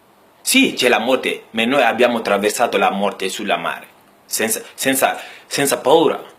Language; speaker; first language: Italian; non-native, learner; Bambara